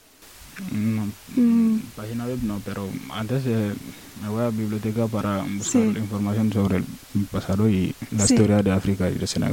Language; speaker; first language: Spanish; non-native, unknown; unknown